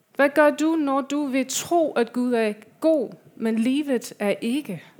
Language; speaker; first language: Danish; non-native, fluent; English